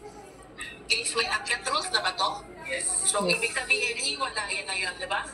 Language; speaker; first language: Filipino; native; Filipino